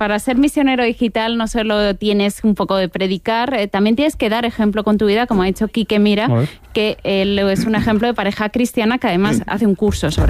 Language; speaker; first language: Spanish; native; Spanish